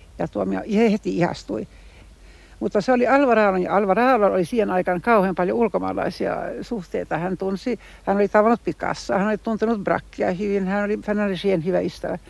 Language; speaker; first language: Finnish; non-native, local second language; Swedish